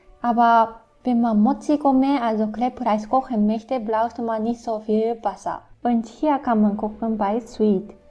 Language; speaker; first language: German; non-native, fluent; Japanese